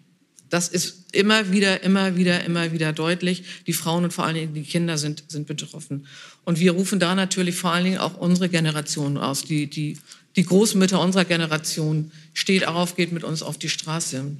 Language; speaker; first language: German; native; German